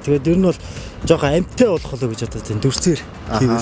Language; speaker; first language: Mongolian; native; Mongolian